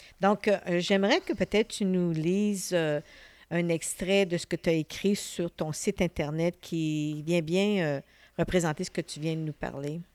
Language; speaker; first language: French; native; French